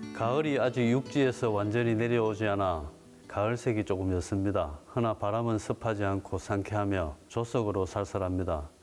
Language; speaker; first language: Korean; native; Korean